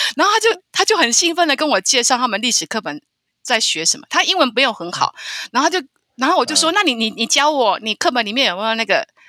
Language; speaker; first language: Chinese; native; Chinese